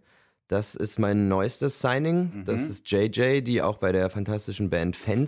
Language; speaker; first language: German; native; German